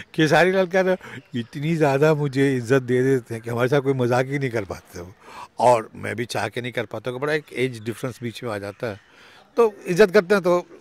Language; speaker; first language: Hindi; native; Hindi